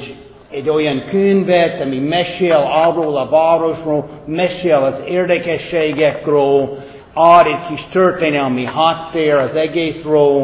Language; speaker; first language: Hungarian; non-native, fluent; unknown